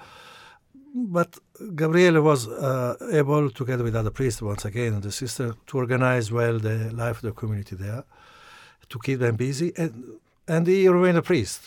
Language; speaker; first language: English; non-native, fluent; Italian